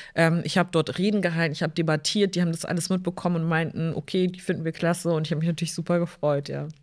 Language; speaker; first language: German; early bilingual, other home language; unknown